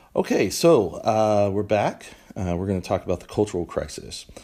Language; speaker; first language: English; native; English